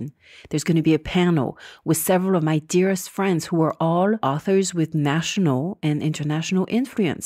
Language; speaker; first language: English; non-native, fluent; French